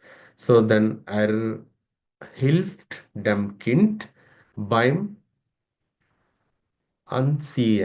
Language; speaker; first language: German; non-native, learner; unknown